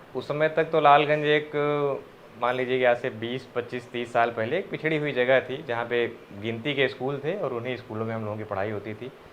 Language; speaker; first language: Hindi; native; Hindi